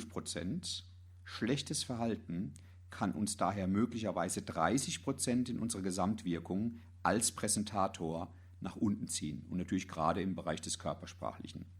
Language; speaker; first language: German; native; German